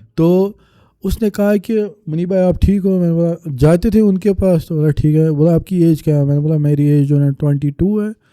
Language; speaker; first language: Urdu; non-native, local second language; Kashmiri